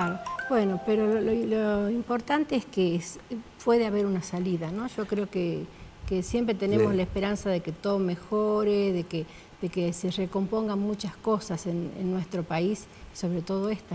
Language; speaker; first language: Spanish; native; Spanish